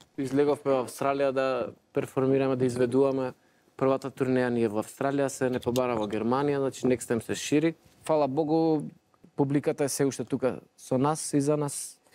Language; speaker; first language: Macedonian; native; Macedonian